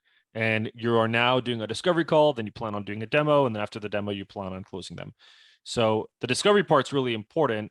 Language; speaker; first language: English; native; English